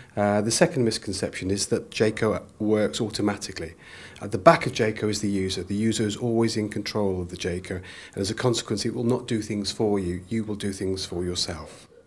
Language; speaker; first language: English; native; English